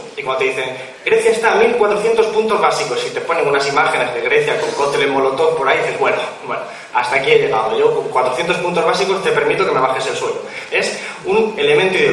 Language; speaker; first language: Spanish; native; Spanish